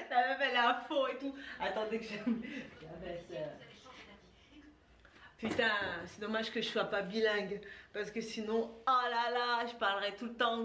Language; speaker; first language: French; native; French